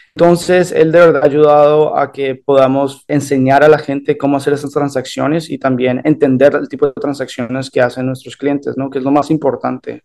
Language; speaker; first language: Spanish; early bilingual, heritage; Spanish